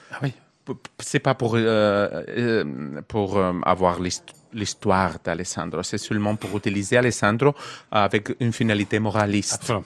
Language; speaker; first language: French; non-native, learner; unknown